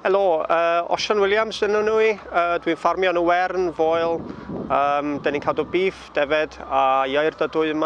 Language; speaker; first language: Welsh; native; Welsh